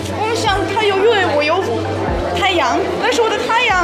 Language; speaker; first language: Chinese; non-native, learner; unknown